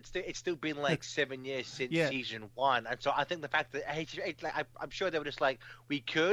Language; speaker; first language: English; native; English